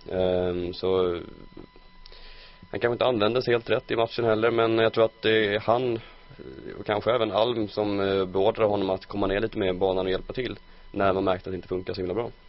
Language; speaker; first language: Swedish; native; Swedish